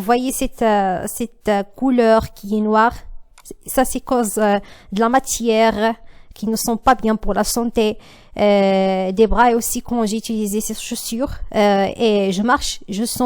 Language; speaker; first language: French; non-native, learner; Arabic